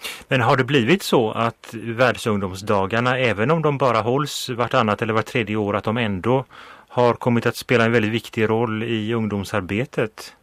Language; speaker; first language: Swedish; native; Swedish